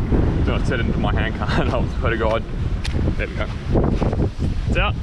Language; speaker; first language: English; native; English